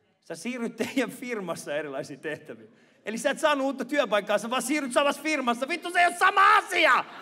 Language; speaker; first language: Finnish; early bilingual, other home language; Persian